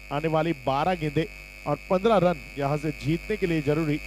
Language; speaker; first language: Hindi; non-native, local second language; Marathi